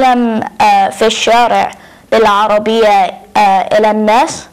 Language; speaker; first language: Arabic; non-native, learner; English